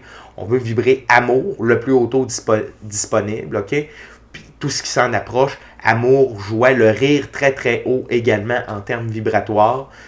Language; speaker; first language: French; native; French